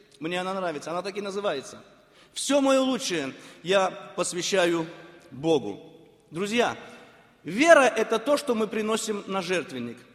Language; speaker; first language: Russian; native; Russian